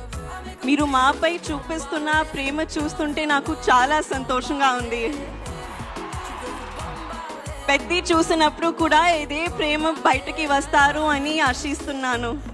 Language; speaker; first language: Telugu; non-native, learner; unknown